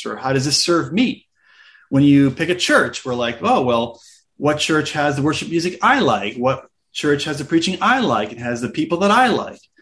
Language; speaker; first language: English; native; English